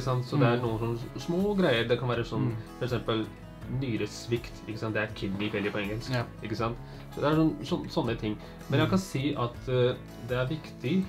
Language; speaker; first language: Norwegian; early bilingual, other home language; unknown